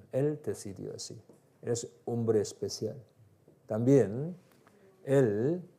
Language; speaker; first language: Spanish; non-native, learner; Korean